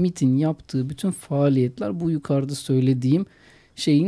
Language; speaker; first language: Turkish; native; Turkish